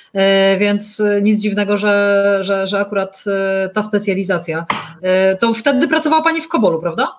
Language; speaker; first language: Polish; native; Polish